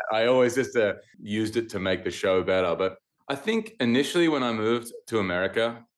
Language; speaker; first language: English; native; English